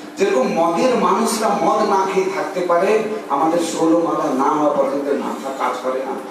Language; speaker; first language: Bangla; non-native, local second language; Hindi